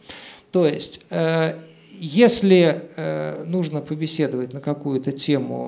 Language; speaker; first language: Russian; native; Russian